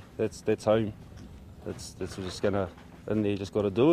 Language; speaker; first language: English; native; English